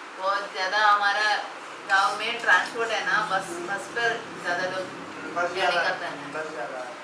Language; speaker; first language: Hindi; non-native, local second language; Malayalam